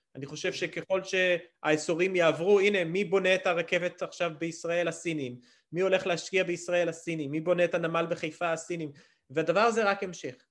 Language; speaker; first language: Hebrew; early bilingual, other home language; English